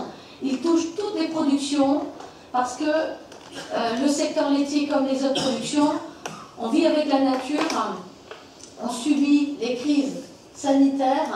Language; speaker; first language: French; native; French